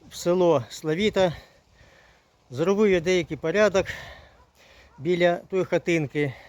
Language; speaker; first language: Ukrainian; non-native, local second language; Russian